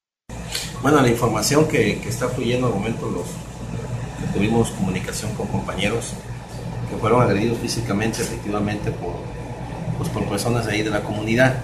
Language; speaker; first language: Spanish; native; Spanish